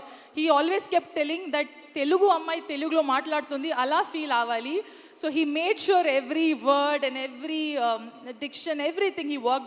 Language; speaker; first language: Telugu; non-native, learner; Kannada